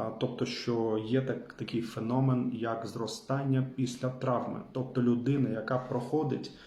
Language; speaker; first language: Ukrainian; non-native, local second language; Russian